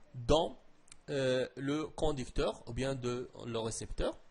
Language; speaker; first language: French; non-native, local second language; Arabic